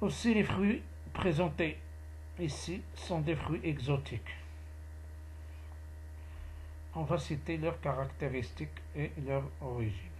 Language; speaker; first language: French; non-native, local second language; Arabic